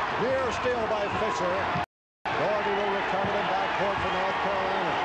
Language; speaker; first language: English; native; English